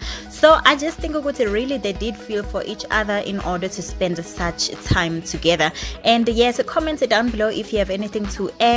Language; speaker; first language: English; non-native, local second language; Zulu